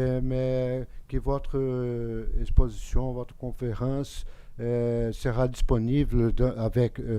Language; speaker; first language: French; non-native, fluent; Portuguese